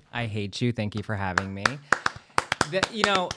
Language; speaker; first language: English; native; English